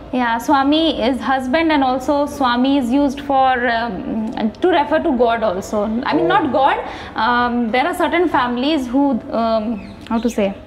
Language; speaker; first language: English; non-native, local second language; Hindi